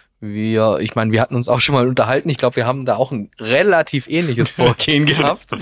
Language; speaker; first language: German; native; German